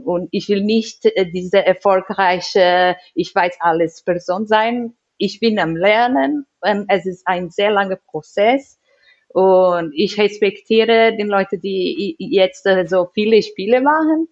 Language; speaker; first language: German; non-native, learner; Portuguese